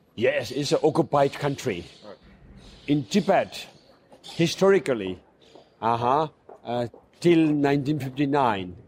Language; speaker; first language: English; non-native, fluent; Chinese